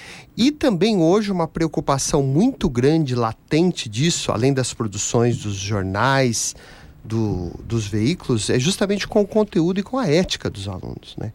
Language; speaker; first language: Portuguese; native; Portuguese